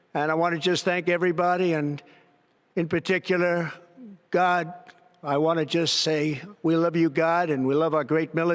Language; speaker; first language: English; native; English